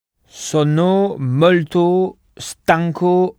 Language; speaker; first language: Italian; non-native, learner; French